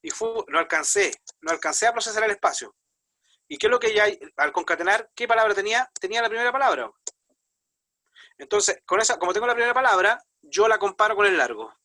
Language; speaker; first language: Spanish; native; Spanish